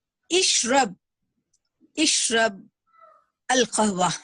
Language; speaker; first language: Arabic; non-native, learner; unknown